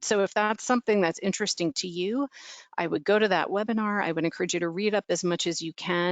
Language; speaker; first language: English; native; English